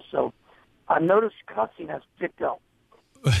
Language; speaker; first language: English; native; English